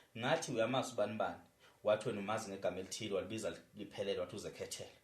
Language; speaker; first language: Zulu; native; Zulu